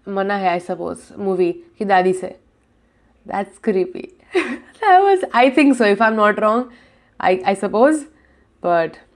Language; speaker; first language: Hindi; non-native, local second language; Gujarati